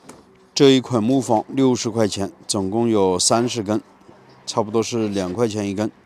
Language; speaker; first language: Chinese; native; Chinese